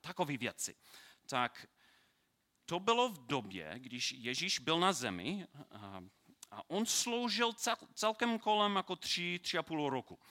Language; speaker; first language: Czech; non-native, learner; English